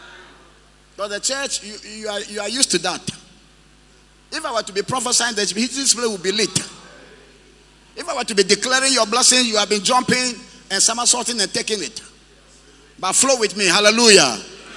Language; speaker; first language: English; non-native, local second language; Ewe